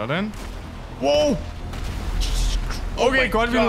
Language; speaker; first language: Danish; native; Danish